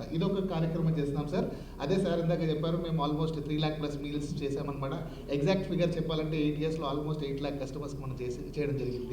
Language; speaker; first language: Telugu; native; Telugu